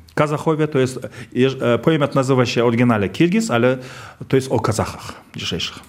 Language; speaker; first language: Polish; non-native, fluent; Kazakh